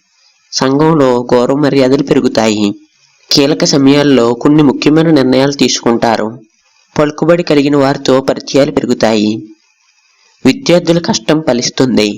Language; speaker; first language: Telugu; native; Telugu